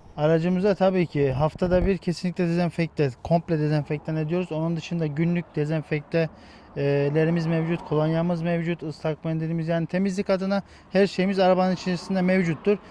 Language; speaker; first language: Turkish; native; Turkish